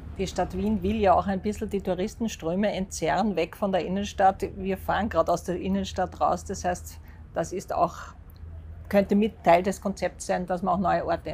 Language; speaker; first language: German; native; German